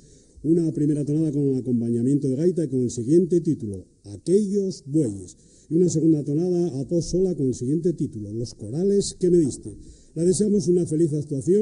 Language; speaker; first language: Spanish; native; Spanish